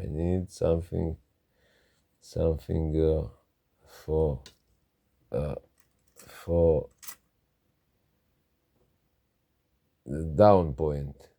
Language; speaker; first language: English; non-native, learner; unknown